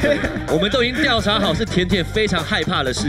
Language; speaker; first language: Chinese; native; Chinese